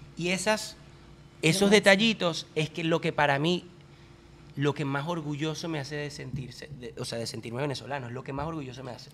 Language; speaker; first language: Spanish; native; Spanish